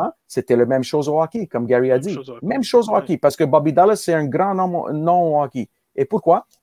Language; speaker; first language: French; native; French